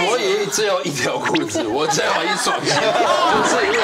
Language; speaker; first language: Chinese; non-native, fluent; German